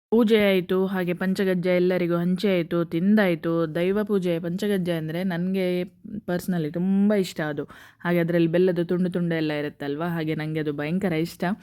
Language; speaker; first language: Kannada; non-native, local second language; Konkani